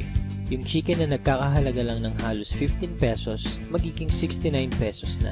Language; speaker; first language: Filipino; native; Filipino